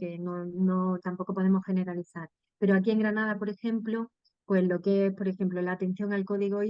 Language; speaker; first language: Spanish; native; Spanish